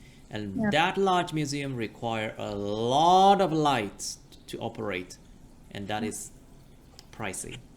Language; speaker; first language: English; non-native, fluent; Vietnamese